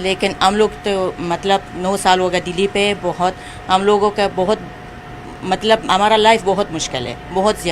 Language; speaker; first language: Hindi; non-native, learner; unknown